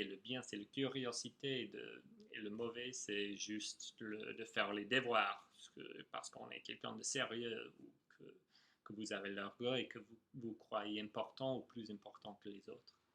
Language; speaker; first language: French; non-native, fluent; English